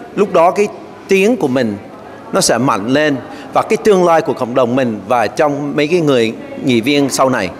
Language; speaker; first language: Vietnamese; early bilingual, other home language; English